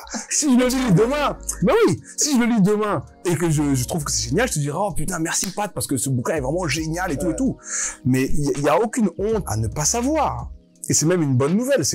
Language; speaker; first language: French; native; French